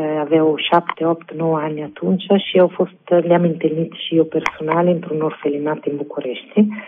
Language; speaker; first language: Romanian; non-native, fluent; Italian